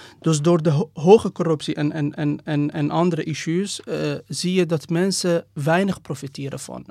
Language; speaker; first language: Dutch; non-native, fluent; Persian